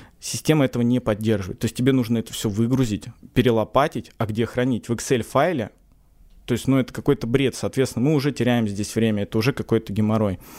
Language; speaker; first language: Russian; native; Russian